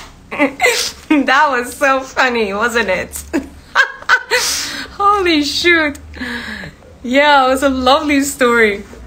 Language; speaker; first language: English; non-native, fluent; Persian